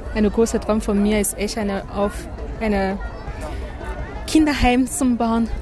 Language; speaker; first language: German; non-native, learner; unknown